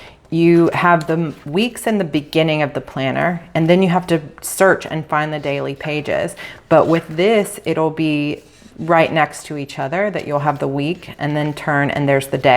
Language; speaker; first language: English; native; English